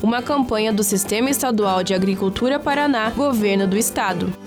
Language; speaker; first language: Portuguese; native; Portuguese